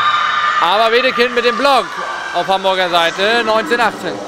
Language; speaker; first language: German; native; German